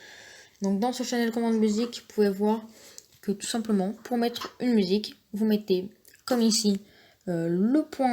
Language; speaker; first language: French; native; French